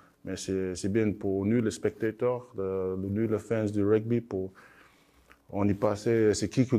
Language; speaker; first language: French; non-native, learner; English